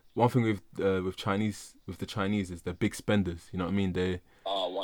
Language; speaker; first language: English; early bilingual, other home language; Yoruba